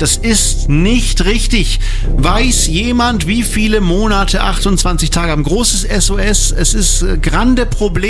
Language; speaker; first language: German; native; German